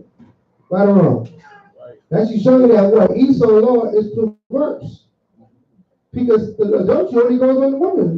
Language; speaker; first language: English; native; English